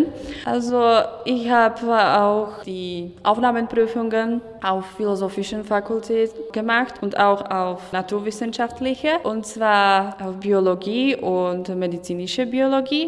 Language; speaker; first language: German; non-native, fluent; Slovak